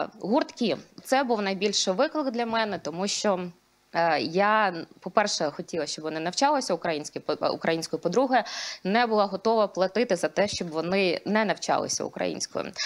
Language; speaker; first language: Ukrainian; non-native, local second language; Russian